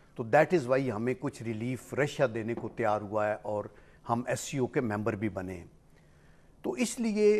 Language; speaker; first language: Urdu; native; Urdu